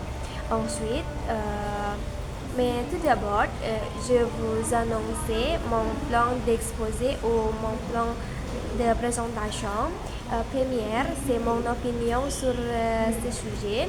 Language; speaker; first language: French; non-native, learner; Indonesian